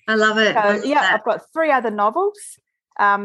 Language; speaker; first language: English; native; English